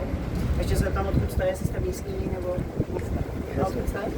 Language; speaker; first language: Czech; native; Czech